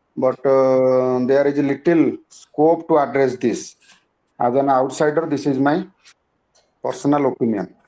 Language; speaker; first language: English; non-native, local second language; Hindi